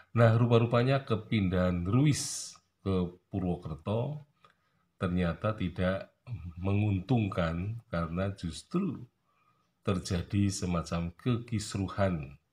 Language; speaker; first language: Indonesian; native; Indonesian